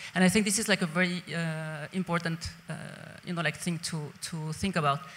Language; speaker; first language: English; non-native, fluent; Spanish